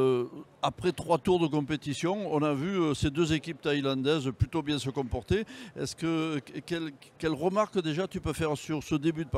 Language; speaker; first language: French; native; French